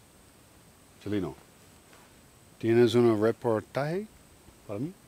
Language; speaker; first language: Spanish; non-native, learner; English